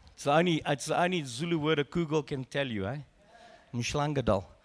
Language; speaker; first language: English; native; English